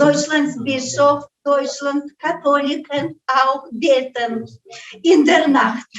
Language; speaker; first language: German; non-native, learner; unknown